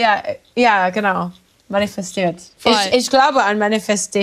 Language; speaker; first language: German; non-native, learner; English